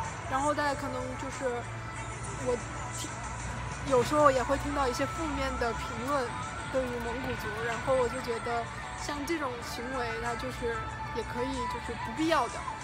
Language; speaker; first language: Chinese; non-native, local second language; Mongolian